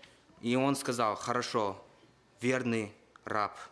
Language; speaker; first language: Russian; early bilingual, heritage; Russian